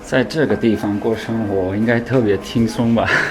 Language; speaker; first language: Chinese; non-native, fluent; English